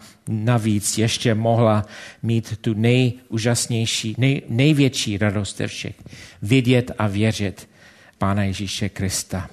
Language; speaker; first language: Czech; non-native, fluent; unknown